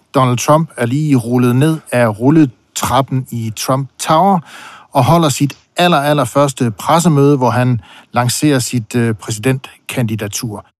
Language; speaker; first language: Danish; native; Danish